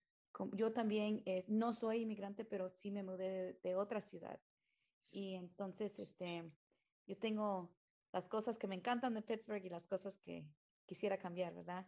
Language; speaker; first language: Spanish; early bilingual, heritage; Spanish